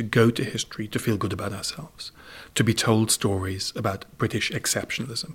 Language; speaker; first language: English; native; English